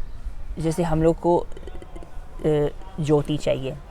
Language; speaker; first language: Hindi; non-native, fluent; English